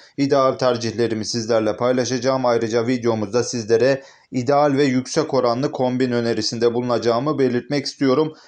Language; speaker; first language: Turkish; native; Turkish